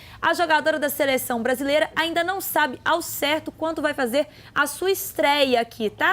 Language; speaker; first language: Portuguese; native; Portuguese